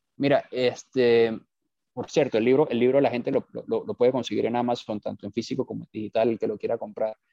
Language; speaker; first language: Spanish; native; Spanish